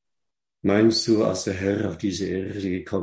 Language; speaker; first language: German; non-native, fluent; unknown